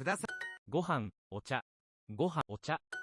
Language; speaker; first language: Japanese; non-native, learner; English